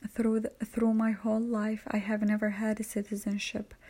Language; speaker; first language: English; non-native, fluent; Arabic